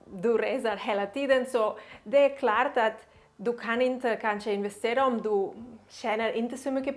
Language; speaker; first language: Swedish; non-native, learner; Catalan